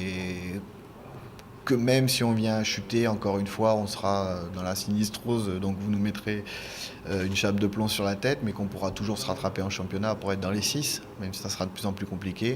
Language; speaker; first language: French; native; French